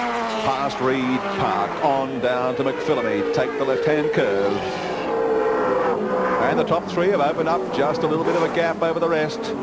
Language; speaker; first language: English; native; English